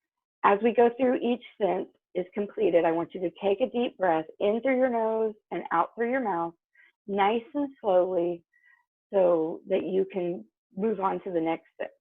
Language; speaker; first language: English; native; English